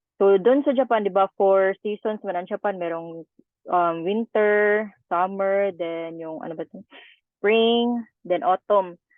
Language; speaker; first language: Filipino; native; Filipino